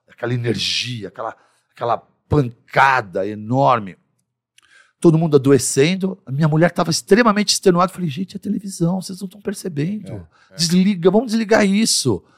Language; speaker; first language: Portuguese; early bilingual, other home language; Arabic